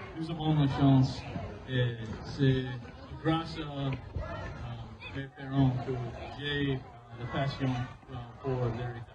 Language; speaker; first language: French; non-native, learner; English